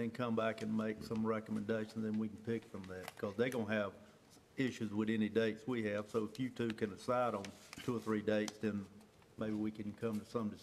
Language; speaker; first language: English; native; English